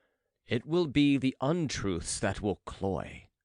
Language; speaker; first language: English; native; English